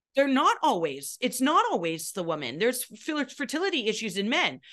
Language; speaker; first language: English; native; English